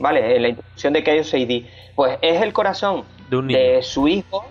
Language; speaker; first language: Spanish; native; Spanish